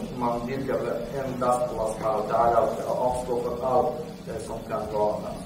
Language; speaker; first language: Swedish; non-native, fluent; Arabic